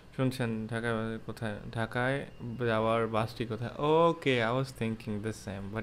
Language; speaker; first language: English; non-native, learner; Bangla